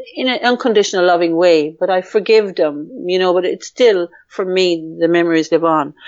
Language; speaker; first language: English; native; English